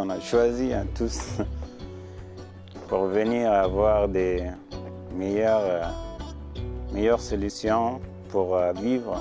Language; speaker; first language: French; non-native, learner; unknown